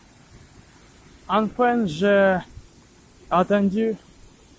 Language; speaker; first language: French; non-native, learner; Ukrainian